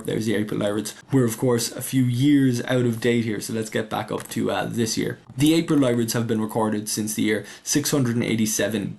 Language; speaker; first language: English; native; English